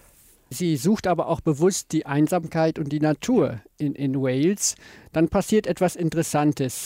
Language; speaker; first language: German; native; German